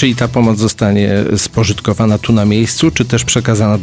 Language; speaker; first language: Polish; native; Polish